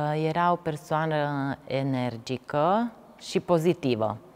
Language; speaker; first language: Romanian; native; Romanian